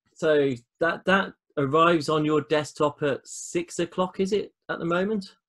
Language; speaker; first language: English; native; English